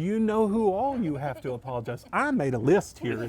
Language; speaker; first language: English; native; English